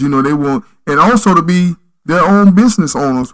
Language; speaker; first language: English; native; English